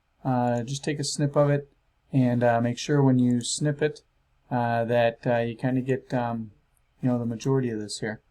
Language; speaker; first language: English; native; English